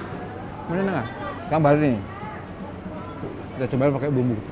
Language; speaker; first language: Indonesian; native; Indonesian